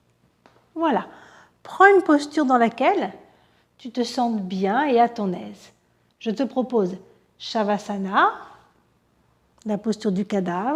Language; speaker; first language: French; native; French